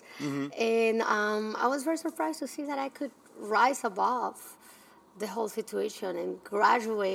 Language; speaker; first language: English; early bilingual, other home language; Spanish